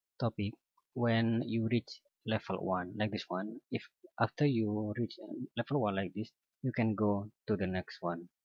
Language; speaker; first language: English; non-native, learner; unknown